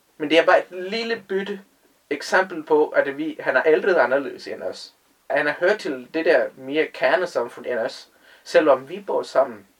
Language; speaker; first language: Danish; non-native, fluent; Tamil